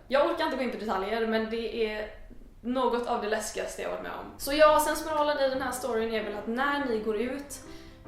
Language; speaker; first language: Swedish; native; Swedish